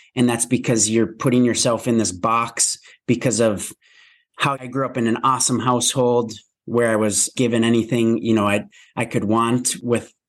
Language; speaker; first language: English; native; English